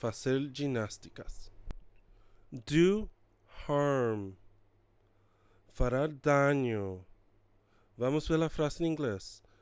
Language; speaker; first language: Portuguese; non-native, learner; English